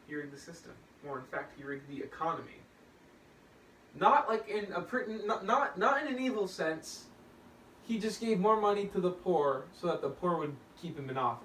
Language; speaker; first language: English; native; English